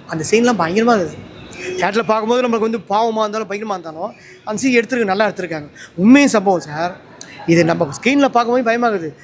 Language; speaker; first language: Tamil; native; Tamil